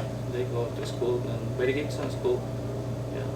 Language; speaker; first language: English; non-native, learner; Spanish